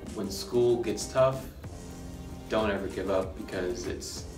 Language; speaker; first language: English; native; English